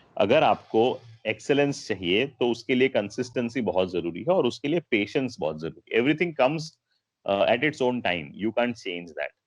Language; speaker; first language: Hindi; non-native, local second language; Gujarati